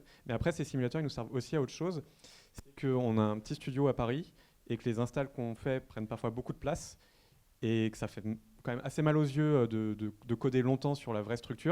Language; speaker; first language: French; native; French